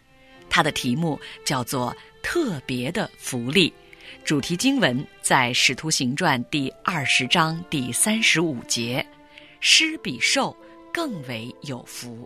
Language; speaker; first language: Chinese; native; Chinese